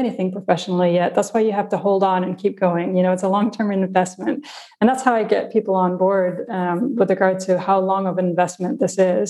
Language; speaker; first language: English; non-native, local second language; Afrikaans